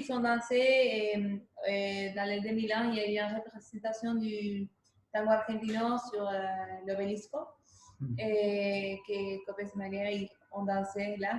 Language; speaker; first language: French; non-native, fluent; Spanish